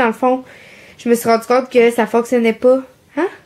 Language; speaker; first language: French; native; French